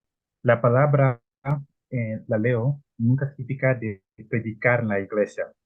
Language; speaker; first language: Spanish; non-native, learner; Italian